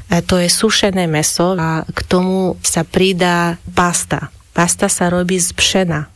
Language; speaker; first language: Slovak; non-native, fluent; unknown